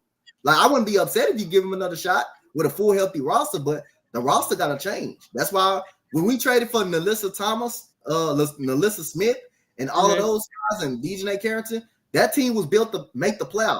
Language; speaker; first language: English; native; English